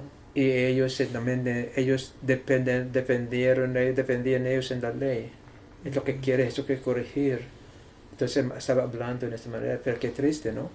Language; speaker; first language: Spanish; non-native, learner; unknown